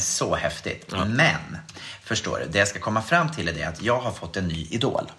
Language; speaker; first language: Swedish; native; Swedish